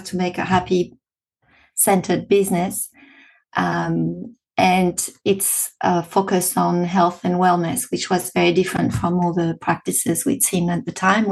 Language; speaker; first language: English; non-native, fluent; French